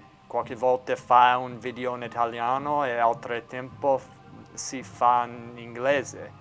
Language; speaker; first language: Italian; non-native, learner; English